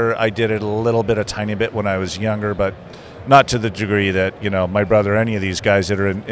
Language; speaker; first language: English; native; English